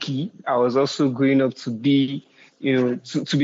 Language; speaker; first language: English; non-native, local second language; Yoruba